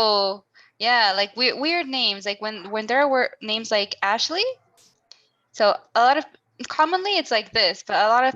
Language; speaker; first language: English; non-native, fluent; Spanish